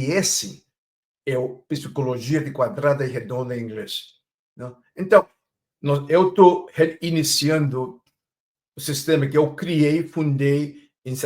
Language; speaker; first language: Portuguese; non-native, fluent; Chinese